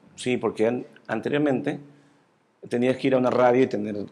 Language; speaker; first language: Spanish; native; Spanish